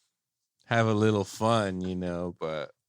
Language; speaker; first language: English; native; English